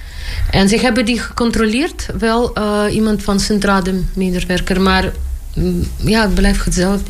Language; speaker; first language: Dutch; non-native, fluent; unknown